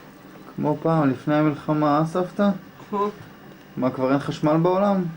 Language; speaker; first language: Hebrew; native; Hebrew